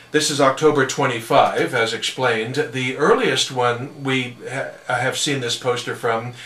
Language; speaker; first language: English; native; English